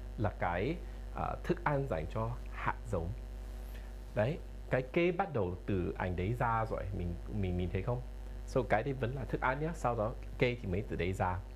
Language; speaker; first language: Vietnamese; non-native, fluent; English